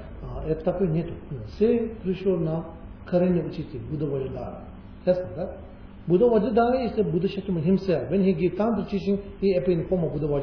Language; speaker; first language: Russian; non-native, learner; Tibetan